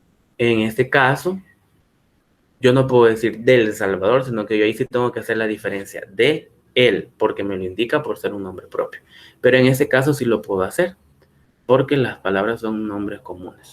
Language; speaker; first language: Spanish; native; Spanish